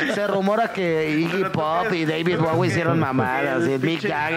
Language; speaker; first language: Spanish; native; Spanish